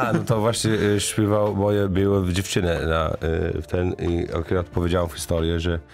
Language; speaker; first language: Polish; non-native, learner; English